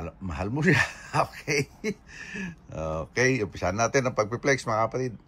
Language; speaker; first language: Filipino; native; Filipino